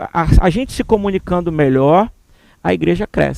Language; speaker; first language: Portuguese; native; Portuguese